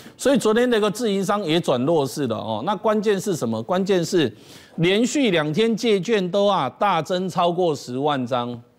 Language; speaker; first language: Chinese; native; Chinese